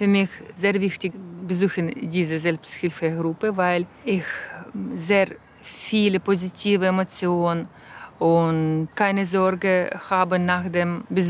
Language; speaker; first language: German; non-native, learner; Ukrainian